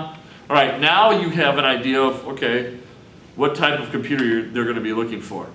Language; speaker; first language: English; native; English